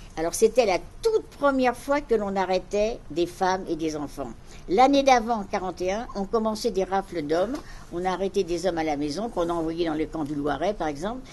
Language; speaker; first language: French; native; French